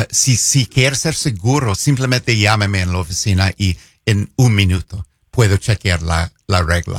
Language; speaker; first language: Spanish; non-native, fluent; English